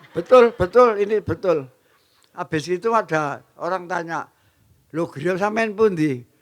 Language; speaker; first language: Indonesian; non-native, local second language; Javanese